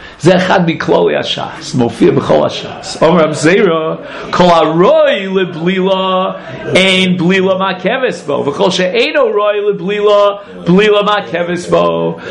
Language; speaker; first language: Hebrew; non-native, fluent; English